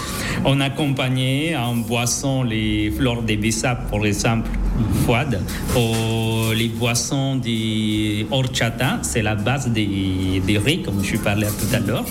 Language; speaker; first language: French; non-native, fluent; Spanish